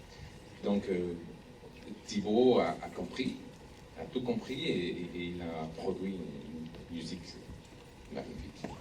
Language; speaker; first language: French; non-native, learner; Spanish